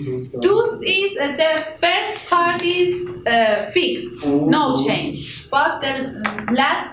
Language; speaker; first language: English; non-native, learner; Persian